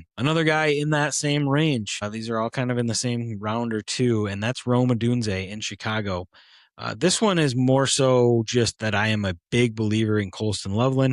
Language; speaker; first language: English; native; English